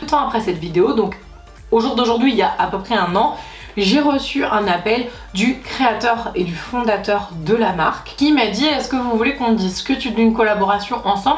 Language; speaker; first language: French; native; French